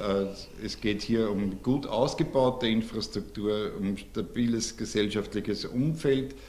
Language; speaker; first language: German; native; German